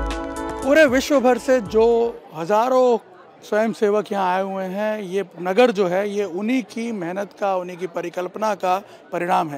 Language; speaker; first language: Hindi; native; Hindi